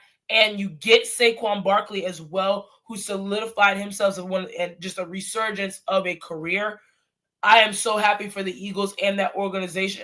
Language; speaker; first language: English; native; English